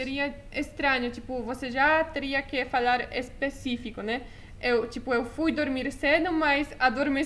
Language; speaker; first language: Portuguese; non-native, fluent; Polish